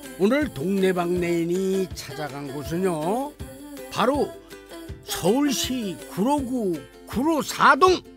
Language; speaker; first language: Korean; native; Korean